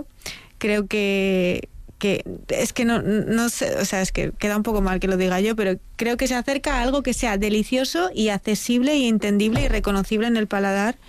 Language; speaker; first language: Spanish; native; Spanish